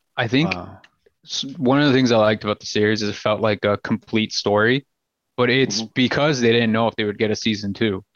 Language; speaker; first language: English; native; English